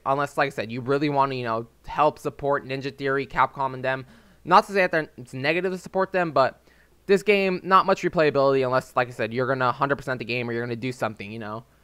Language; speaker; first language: English; native; English